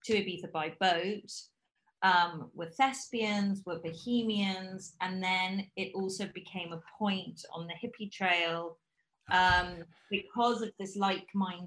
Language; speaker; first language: English; native; English